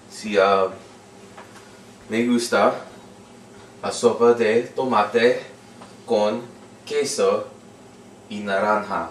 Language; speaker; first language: Spanish; non-native, learner; English